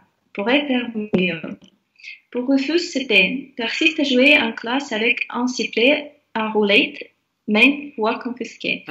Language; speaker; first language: French; non-native, learner; Russian